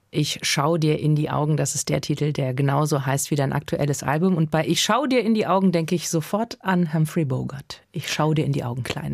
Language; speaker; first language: German; native; German